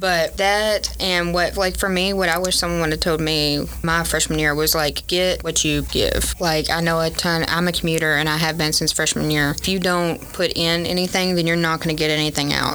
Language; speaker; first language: English; native; English